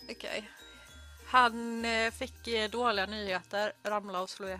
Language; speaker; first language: Swedish; native; Swedish